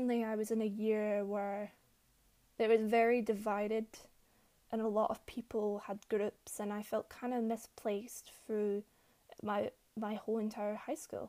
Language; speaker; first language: English; native; English